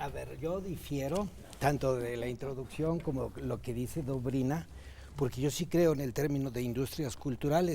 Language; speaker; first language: Spanish; native; Spanish